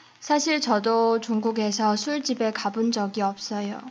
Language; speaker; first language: Korean; non-native, fluent; Chinese